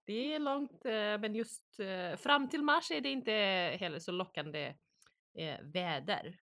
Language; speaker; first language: Swedish; early bilingual, other home language; Bosnian